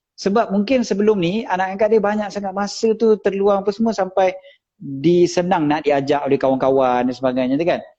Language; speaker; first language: Malay; native; Malay